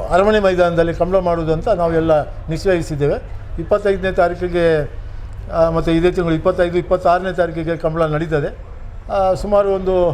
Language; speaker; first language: Kannada; non-native, local second language; Tulu